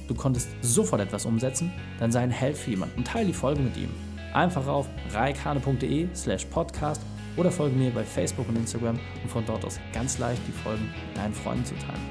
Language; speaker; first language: German; native; German